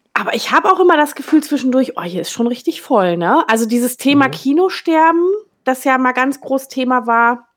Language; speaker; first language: German; native; German